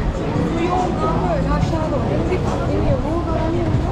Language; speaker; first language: Turkish; native; Turkish